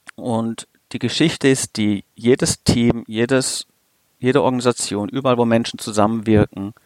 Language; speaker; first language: German; native; German